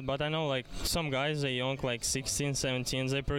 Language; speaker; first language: English; non-native, learner; Russian